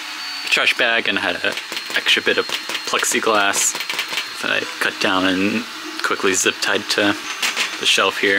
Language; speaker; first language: English; native; English